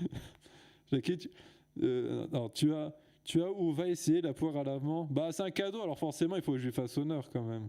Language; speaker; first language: French; native; French